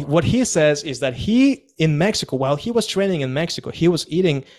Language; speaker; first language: English; non-native, fluent; Russian